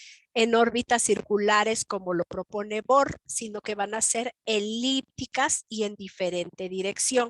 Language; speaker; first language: Spanish; native; Spanish